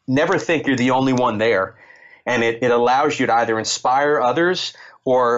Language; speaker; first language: English; native; English